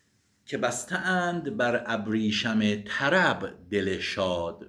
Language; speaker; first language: Persian; native; Persian